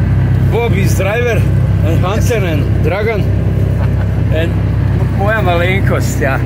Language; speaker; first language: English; non-native, learner; Croatian